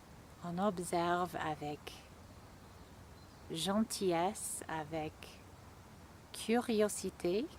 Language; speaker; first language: French; non-native, fluent; English